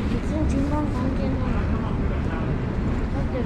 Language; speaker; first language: Japanese; native; Japanese